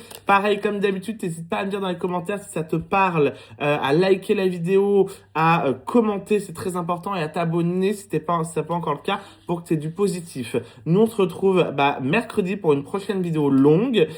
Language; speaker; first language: French; native; French